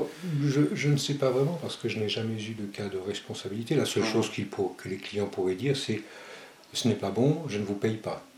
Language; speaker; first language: French; early bilingual, other home language; Spanish